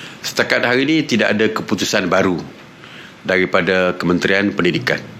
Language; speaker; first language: Malay; native; Malay